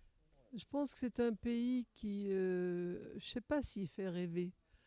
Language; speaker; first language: French; native; French